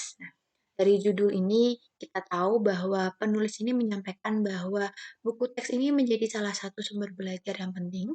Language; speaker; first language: Indonesian; native; Indonesian